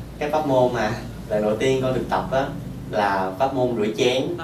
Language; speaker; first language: Vietnamese; native; Vietnamese